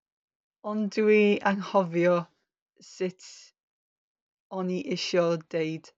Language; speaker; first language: Welsh; non-native, learner; English